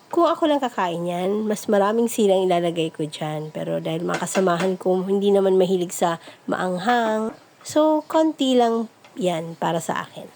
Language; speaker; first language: Filipino; non-native, local second language; Bikol